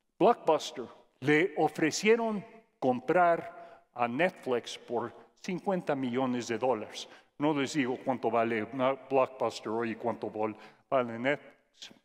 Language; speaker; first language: Spanish; non-native, fluent; English